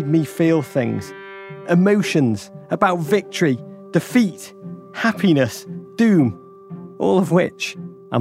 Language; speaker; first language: English; native; English